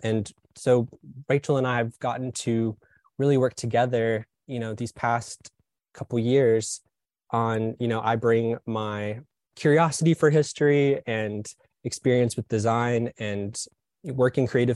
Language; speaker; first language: English; native; English